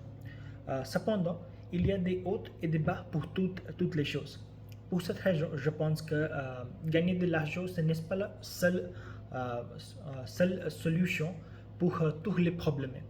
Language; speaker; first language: French; non-native, learner; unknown